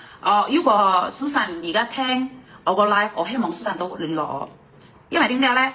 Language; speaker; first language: Cantonese; non-native, fluent; Indonesian